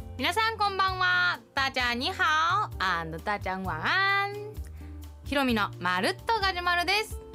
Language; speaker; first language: Japanese; early bilingual, heritage; Japanese